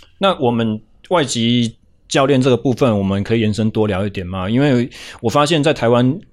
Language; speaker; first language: Chinese; native; Chinese